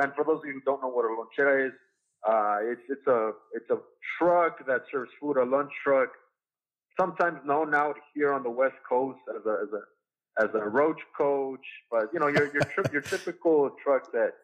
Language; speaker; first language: English; native; English